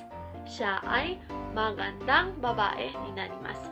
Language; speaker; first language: Japanese; non-native, local second language; Filipino